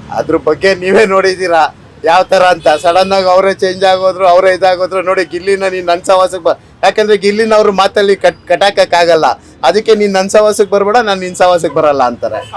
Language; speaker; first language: Kannada; native; Kannada